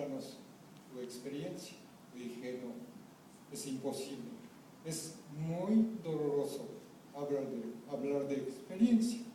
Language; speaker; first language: Spanish; non-native, fluent; Japanese